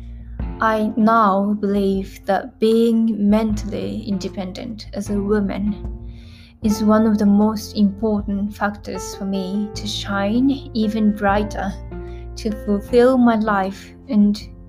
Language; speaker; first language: English; non-native, fluent; Japanese